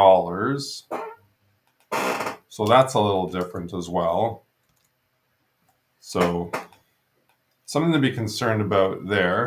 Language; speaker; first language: English; native; English